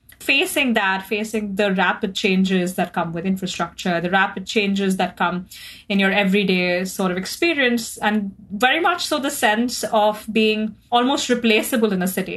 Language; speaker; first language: English; non-native, local second language; Hindi